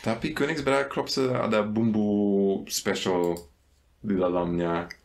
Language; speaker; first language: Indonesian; non-native, fluent; German